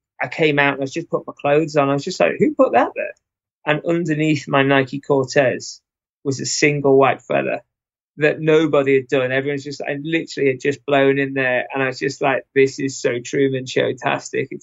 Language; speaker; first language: English; native; English